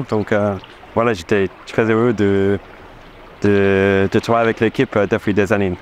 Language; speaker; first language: French; non-native, fluent; English